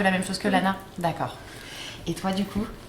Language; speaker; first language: French; native; French